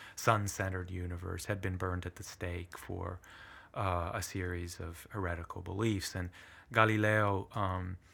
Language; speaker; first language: English; early bilingual, other home language; Italian